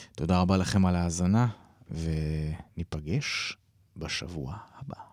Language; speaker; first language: Hebrew; native; Hebrew